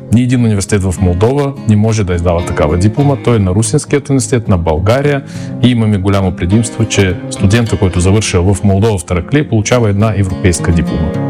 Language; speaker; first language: Bulgarian; native; Bulgarian